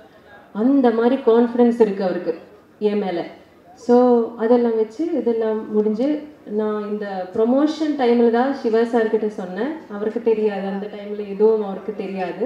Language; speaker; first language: Tamil; non-native, learner; Malayalam